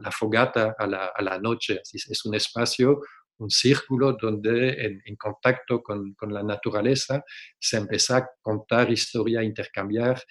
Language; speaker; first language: Spanish; non-native, fluent; French